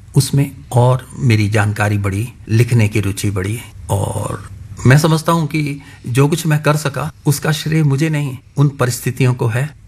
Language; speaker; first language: Hindi; non-native, local second language; Punjabi